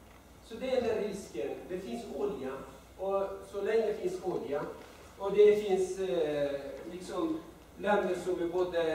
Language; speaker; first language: Swedish; non-native, fluent; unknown